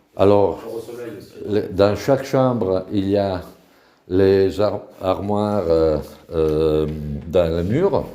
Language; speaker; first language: French; non-native, fluent; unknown